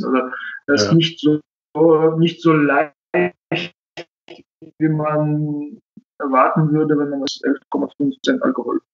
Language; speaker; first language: German; non-native, fluent; Russian